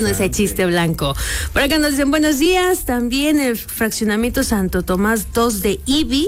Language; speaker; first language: Spanish; native; Spanish